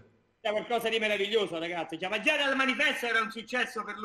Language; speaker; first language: Italian; native; Italian